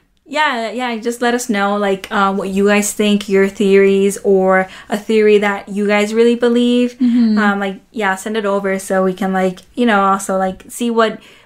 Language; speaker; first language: English; early bilingual, other home language; Spanish